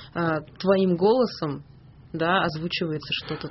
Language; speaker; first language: Russian; native; Russian